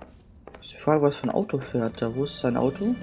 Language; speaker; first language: German; native; German